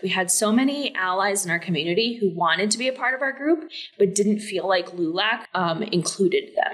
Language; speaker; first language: English; native; English